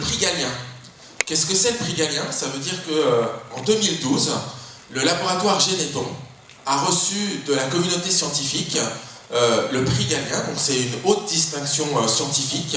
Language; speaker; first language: French; native; French